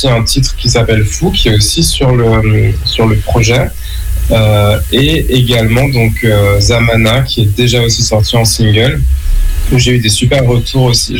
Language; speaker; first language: French; native; French